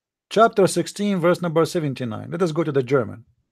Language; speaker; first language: English; non-native, local second language; Arabic